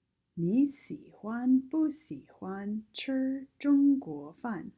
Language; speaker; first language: Chinese; non-native, fluent; English